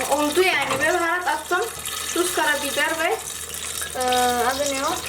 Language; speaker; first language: Turkish; non-native, learner; Indonesian